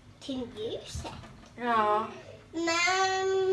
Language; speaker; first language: Swedish; early bilingual, other home language; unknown